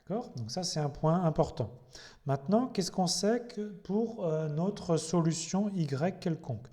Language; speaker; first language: French; native; French